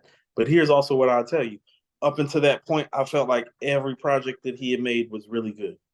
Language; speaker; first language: English; native; English